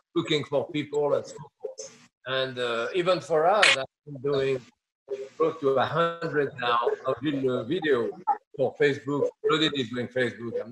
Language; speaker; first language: English; non-native, fluent; French